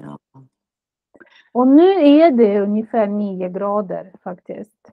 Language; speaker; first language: Swedish; non-native, fluent; Russian